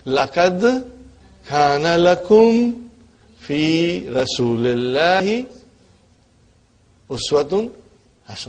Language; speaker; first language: Arabic; non-native, fluent; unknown